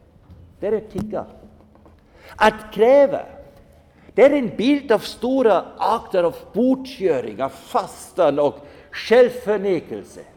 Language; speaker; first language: Swedish; non-native, fluent; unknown